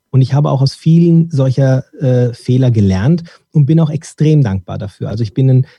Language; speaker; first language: German; early bilingual, other home language; Turkish